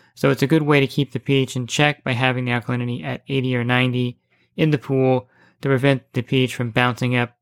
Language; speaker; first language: English; native; English